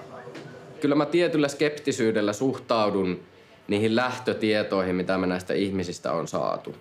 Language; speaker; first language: Finnish; native; Finnish